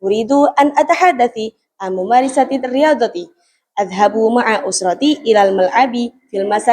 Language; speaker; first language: Arabic; non-native, learner; Indonesian